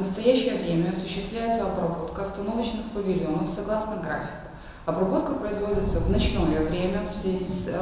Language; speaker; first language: Russian; native; Russian